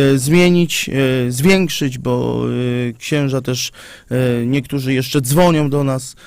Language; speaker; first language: Polish; native; Polish